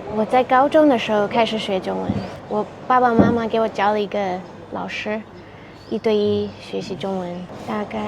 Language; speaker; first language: Chinese; non-native, fluent; English